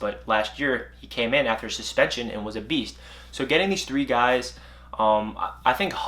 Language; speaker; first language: English; native; English